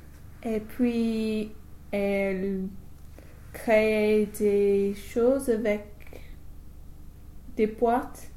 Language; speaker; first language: French; non-native, learner; English